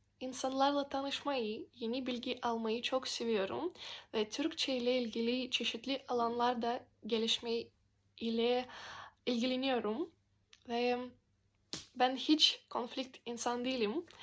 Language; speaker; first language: Turkish; non-native, fluent; Russian